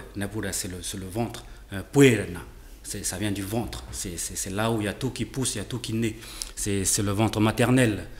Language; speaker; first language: French; native; French